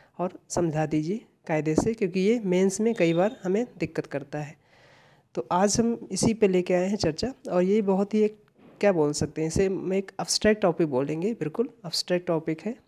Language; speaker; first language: Hindi; native; Hindi